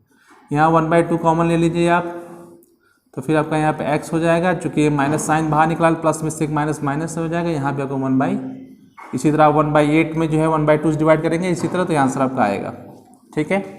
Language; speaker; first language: Hindi; native; Hindi